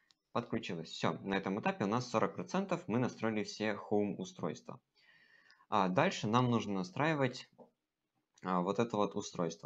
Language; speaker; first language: Russian; native; Russian